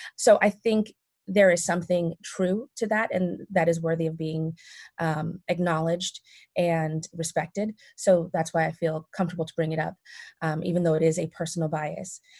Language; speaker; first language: English; native; English